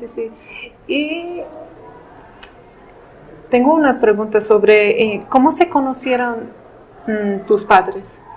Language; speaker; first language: Spanish; non-native, fluent; English